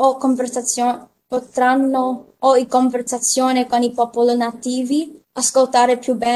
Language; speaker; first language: Italian; early bilingual, heritage; English